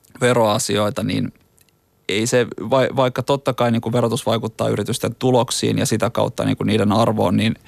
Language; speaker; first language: Finnish; native; Finnish